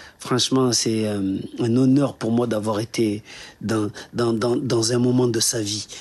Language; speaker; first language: French; early bilingual, other home language; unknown